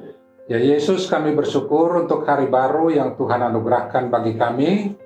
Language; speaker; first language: Malay; native; Malay